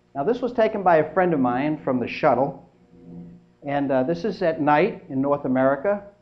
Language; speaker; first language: English; native; English